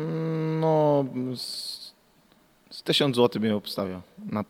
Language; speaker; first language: Polish; non-native, fluent; Portuguese